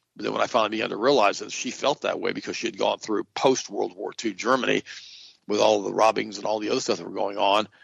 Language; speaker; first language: English; native; English